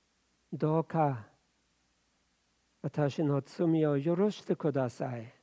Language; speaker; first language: Japanese; non-native, fluent; German